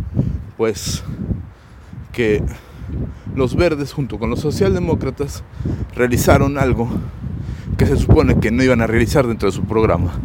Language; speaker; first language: Spanish; native; Spanish